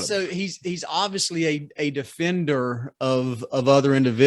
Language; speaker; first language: English; native; English